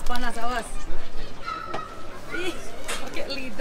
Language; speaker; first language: Indonesian; early bilingual, heritage; German